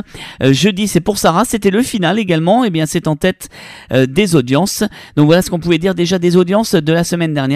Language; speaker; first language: French; native; French